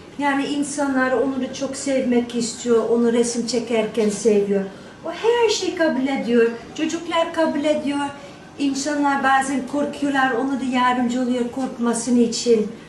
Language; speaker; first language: Turkish; non-native, fluent; Dutch